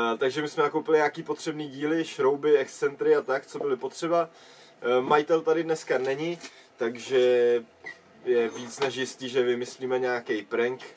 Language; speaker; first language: Czech; native; Czech